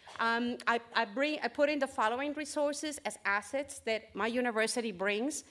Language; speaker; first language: English; early bilingual, other home language; Spanish